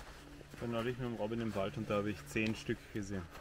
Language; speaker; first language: German; native; German